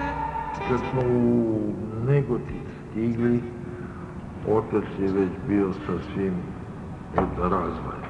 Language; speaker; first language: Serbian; early bilingual, other home language; Russian